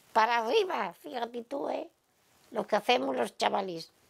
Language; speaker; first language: Spanish; native; Spanish